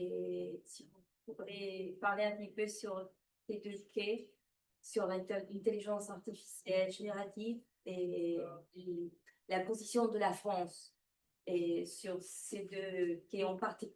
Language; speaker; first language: French; non-native, learner; Spanish